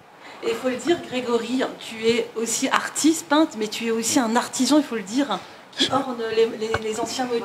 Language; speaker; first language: French; native; French